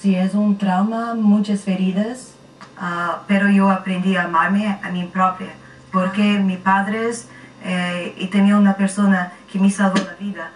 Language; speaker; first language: Spanish; non-native, learner; Portuguese